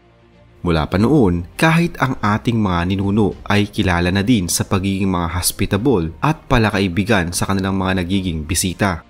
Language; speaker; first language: Filipino; native; Filipino